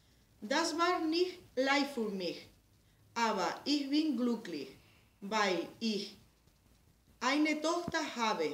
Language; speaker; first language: German; non-native, learner; Spanish